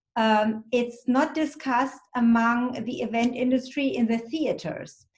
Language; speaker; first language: English; non-native, fluent; German